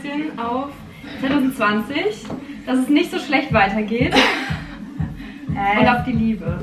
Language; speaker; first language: German; native; German